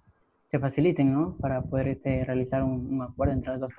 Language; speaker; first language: Spanish; native; Spanish